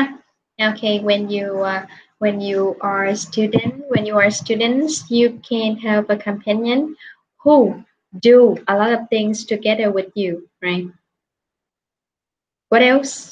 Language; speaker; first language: English; non-native, fluent; Vietnamese